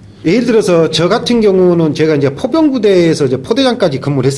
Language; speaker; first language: Korean; native; Korean